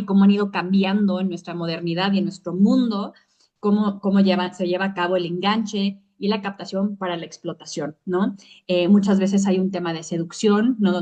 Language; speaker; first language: Spanish; native; Spanish